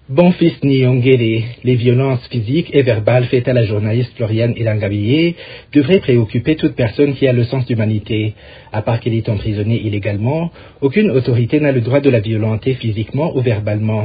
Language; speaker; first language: French; non-native, local second language; Rundi